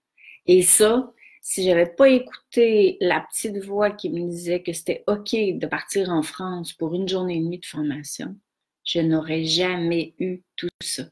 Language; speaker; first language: French; native; French